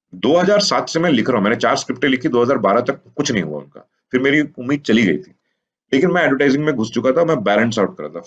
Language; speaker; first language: Hindi; native; Hindi